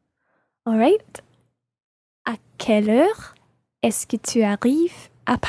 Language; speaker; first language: French; non-native, learner; English